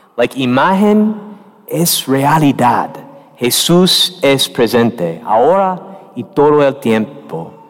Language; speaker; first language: Spanish; non-native, learner; English